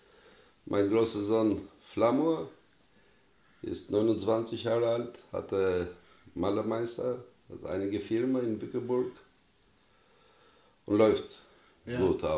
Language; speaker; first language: German; non-native, learner; Albanian